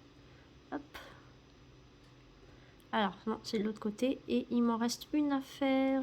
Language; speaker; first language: French; native; French